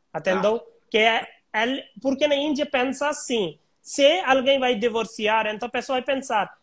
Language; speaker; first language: Portuguese; non-native, learner; Hindi